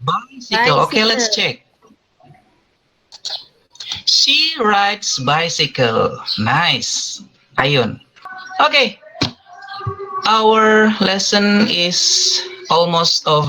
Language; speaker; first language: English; non-native, fluent; Indonesian